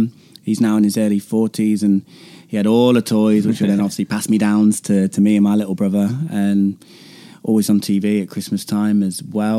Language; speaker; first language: English; native; English